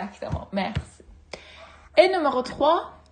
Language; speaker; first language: French; non-native, fluent; Persian